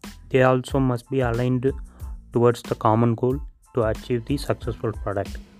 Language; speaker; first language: English; non-native, local second language; Tamil